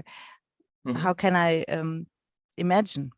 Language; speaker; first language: English; non-native, fluent; German